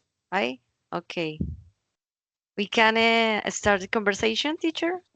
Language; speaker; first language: English; non-native, learner; Spanish